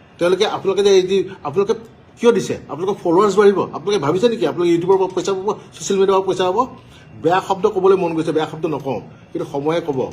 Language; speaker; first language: Assamese; native; Assamese